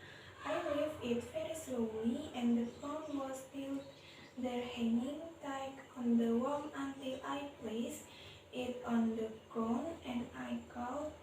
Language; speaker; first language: English; non-native, learner; Indonesian